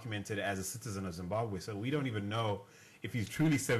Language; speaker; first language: English; non-native, local second language; North Ndebele